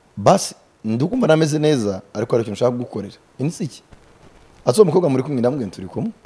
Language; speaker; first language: Kinyarwanda; early bilingual, heritage; Kinyarwanda